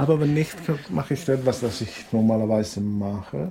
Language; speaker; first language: German; non-native, fluent; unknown